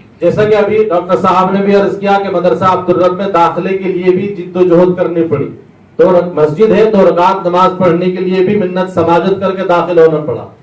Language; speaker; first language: Urdu; native; Urdu